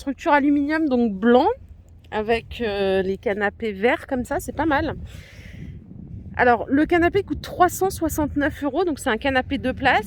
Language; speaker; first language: French; native; French